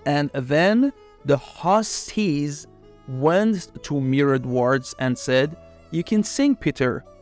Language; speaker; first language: English; non-native, fluent; Persian